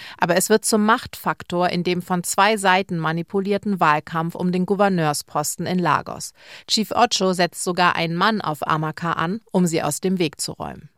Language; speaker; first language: German; native; German